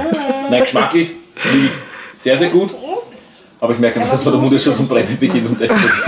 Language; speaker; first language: German; native; German